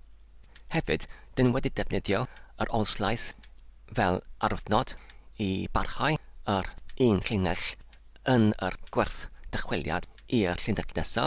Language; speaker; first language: Welsh; non-native, learner; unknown